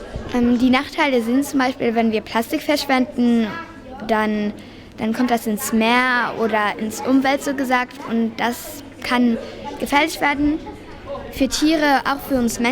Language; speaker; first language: German; non-native, local second language; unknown